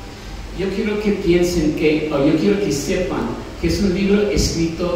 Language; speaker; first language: Spanish; non-native, fluent; English